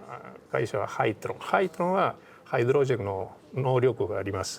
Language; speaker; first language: Japanese; non-native, fluent; Portuguese